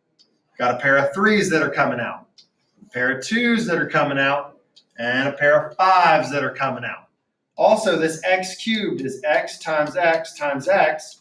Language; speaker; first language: English; native; English